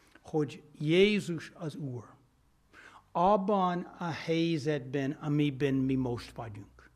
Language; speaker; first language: Hungarian; non-native, fluent; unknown